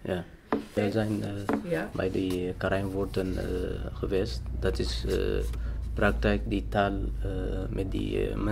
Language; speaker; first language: Dutch; non-native, learner; Tigrinya